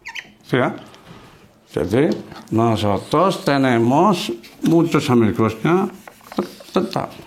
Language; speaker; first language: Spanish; non-native, fluent; Indonesian